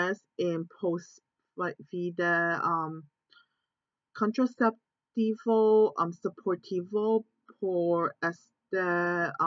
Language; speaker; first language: Spanish; non-native, learner; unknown